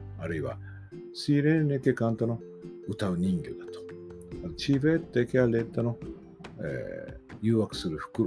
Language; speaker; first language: Japanese; native; Japanese